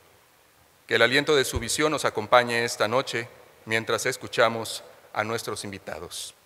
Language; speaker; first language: Spanish; native; Spanish